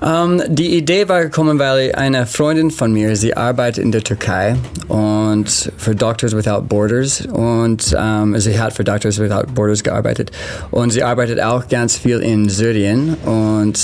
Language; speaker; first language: German; non-native, learner; English